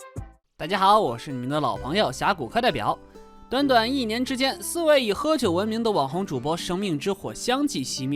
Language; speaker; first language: Chinese; native; Chinese